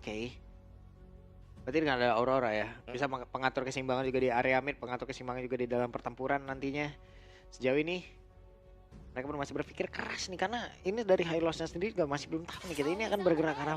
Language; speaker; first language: Indonesian; native; Indonesian